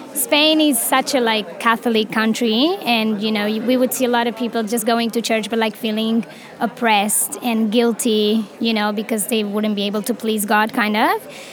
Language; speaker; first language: English; non-native, fluent; Romanian